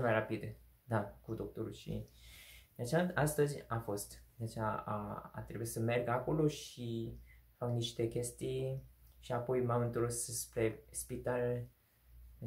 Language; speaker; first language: Romanian; non-native, learner; Korean